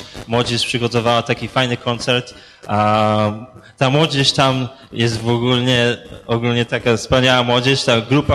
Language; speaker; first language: Polish; early bilingual, heritage; Polish